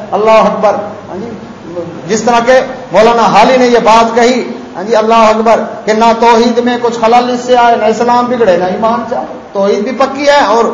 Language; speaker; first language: Urdu; non-native, local second language; Saraiki